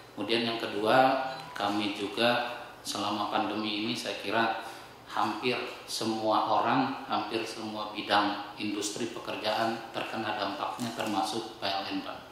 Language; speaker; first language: Indonesian; native; Indonesian